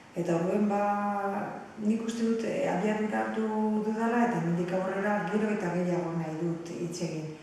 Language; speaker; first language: Basque; non-native, local second language; Spanish